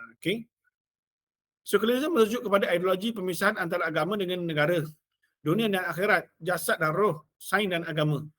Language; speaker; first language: Malay; native; Malay